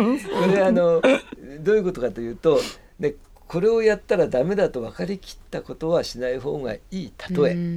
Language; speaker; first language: Japanese; native; Japanese